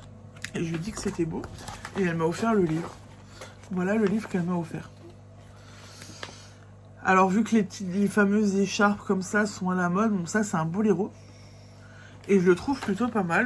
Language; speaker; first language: French; native; French